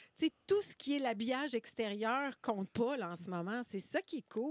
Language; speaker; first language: French; native; French